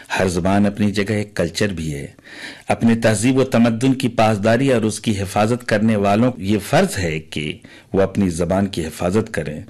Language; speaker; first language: Urdu; native; Urdu